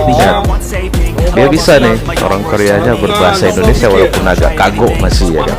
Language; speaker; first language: Indonesian; native; Indonesian